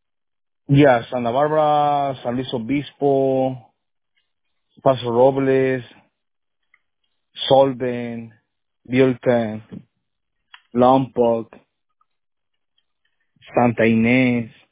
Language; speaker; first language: Spanish; native; Spanish